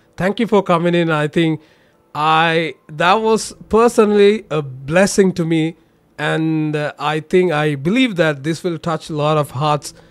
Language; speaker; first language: English; non-native, local second language; Sinhala